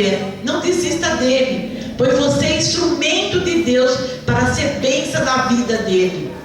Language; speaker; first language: Portuguese; native; Portuguese